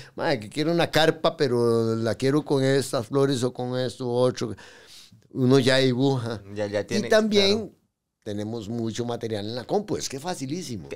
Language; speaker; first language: Spanish; native; Spanish